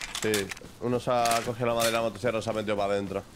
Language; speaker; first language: Spanish; native; Spanish